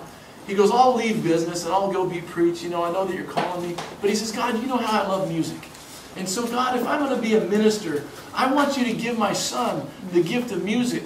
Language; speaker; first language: English; native; English